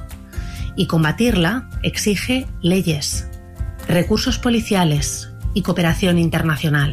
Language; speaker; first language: Spanish; native; Spanish